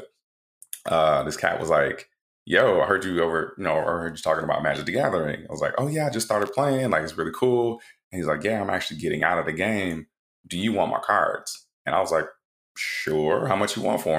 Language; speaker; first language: English; native; English